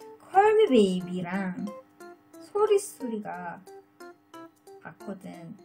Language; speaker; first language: Korean; non-native, learner; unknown